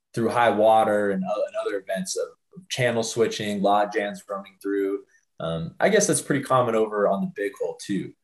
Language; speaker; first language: English; native; English